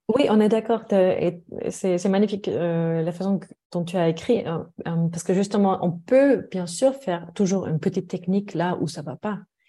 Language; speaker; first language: French; non-native, fluent; German